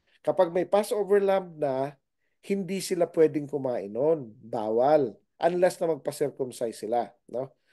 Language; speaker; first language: Filipino; native; Filipino